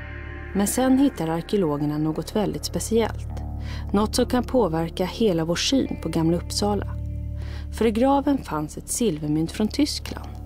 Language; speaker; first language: Swedish; native; Swedish